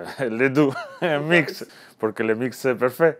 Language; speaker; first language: French; non-native, learner; Spanish